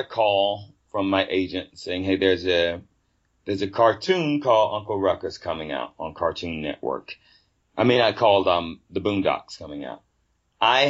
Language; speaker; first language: English; native; English